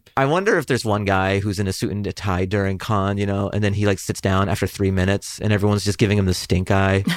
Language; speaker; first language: English; native; English